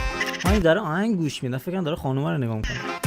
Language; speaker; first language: Persian; native; Persian